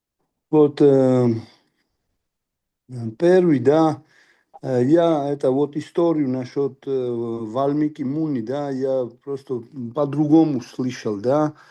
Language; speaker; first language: Russian; non-native, local second language; Georgian